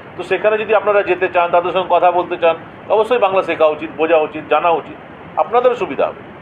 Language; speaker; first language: Bangla; non-native, local second language; Hindi